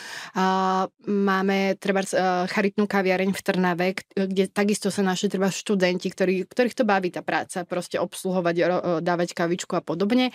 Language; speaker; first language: Slovak; native; Slovak